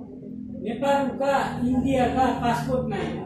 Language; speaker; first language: Japanese; non-native, learner; Nepali